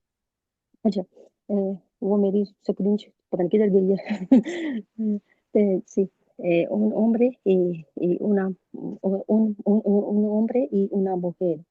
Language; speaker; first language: Spanish; non-native, learner; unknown